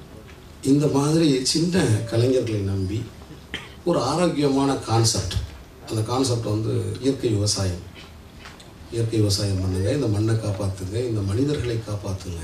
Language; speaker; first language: Tamil; native; Tamil